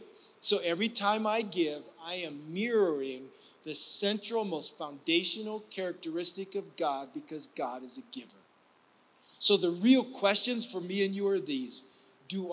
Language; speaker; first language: English; native; English